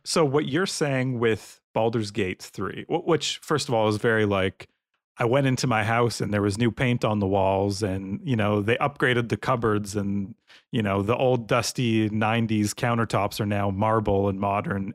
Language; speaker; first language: English; native; English